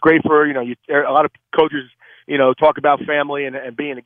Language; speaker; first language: English; native; English